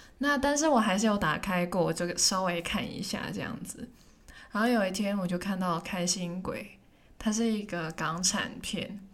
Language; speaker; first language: Chinese; non-native, local second language; Cantonese